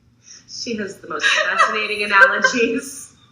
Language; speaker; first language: English; native; English